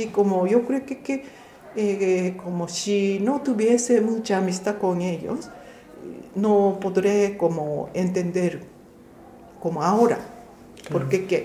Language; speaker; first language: Spanish; non-native, fluent; Japanese